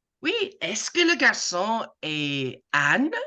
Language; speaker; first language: French; non-native, fluent; English